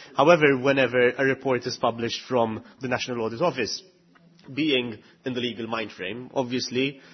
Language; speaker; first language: English; non-native, local second language; Maltese